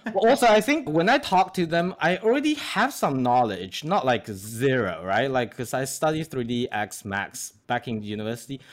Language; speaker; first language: English; non-native, fluent; Chinese